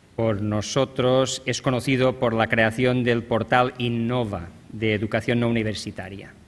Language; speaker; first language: Spanish; non-native, local second language; Catalan